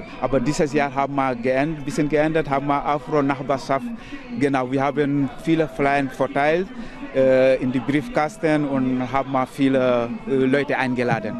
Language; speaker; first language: German; non-native, learner; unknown